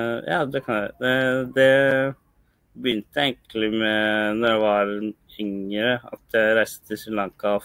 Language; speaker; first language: Norwegian; early bilingual, other home language; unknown